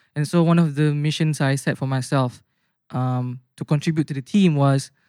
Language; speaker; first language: English; non-native, local second language; Malay